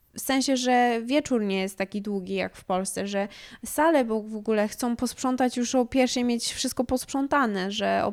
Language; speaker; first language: Polish; early bilingual, heritage; Polish